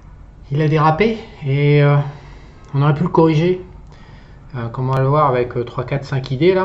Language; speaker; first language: French; native; French